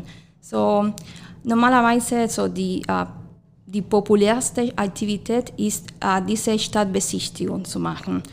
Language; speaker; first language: German; non-native, fluent; Spanish